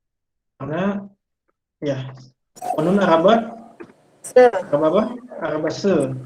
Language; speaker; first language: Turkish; non-native, learner; Indonesian